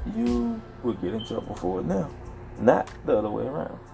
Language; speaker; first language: English; native; English